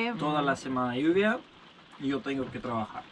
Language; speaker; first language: Spanish; non-native, learner; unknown